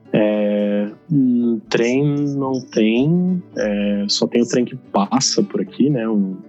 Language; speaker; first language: Portuguese; native; Portuguese